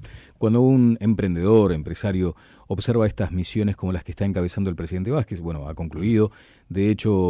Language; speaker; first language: Spanish; native; Spanish